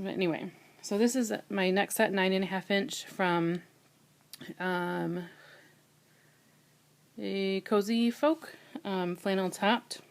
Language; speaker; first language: English; native; English